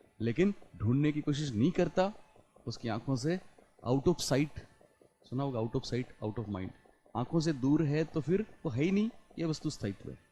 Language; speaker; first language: Hindi; native; Hindi